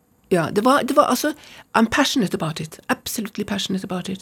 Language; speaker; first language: English; non-native, fluent; Norwegian